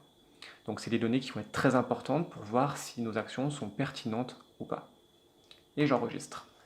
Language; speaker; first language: French; native; French